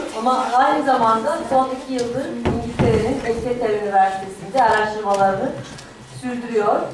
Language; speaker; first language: Turkish; native; Turkish